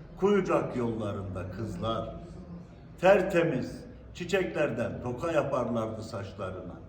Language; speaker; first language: Turkish; native; Turkish